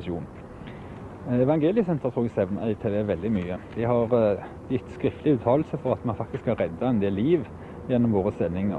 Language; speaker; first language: Norwegian; native; Norwegian